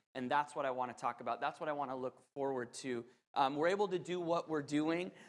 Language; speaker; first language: English; native; English